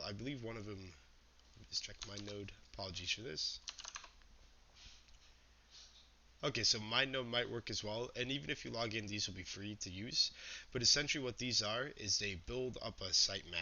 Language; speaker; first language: English; native; English